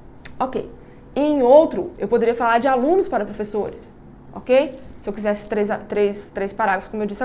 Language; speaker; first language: Portuguese; native; Portuguese